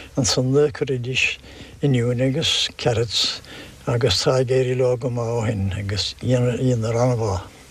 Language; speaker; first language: Irish; non-native, local second language; English